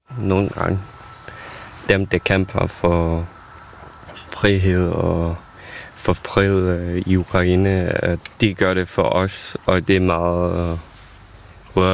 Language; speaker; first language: Danish; non-native, fluent; Ukrainian